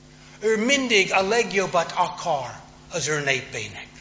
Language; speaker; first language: Hungarian; non-native, fluent; English